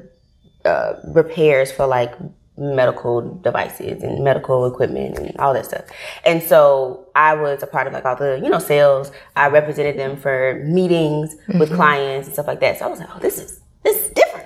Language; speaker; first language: English; native; English